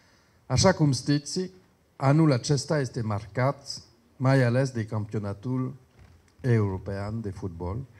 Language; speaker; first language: Romanian; non-native, learner; French